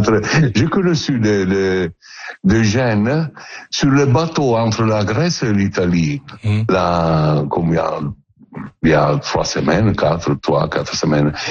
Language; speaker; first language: French; non-native, learner; Italian